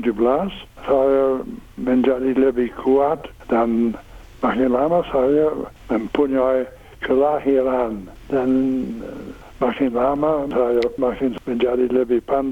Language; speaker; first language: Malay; non-native, learner; English